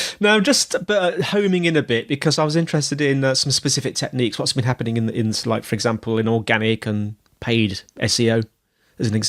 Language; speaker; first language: English; native; English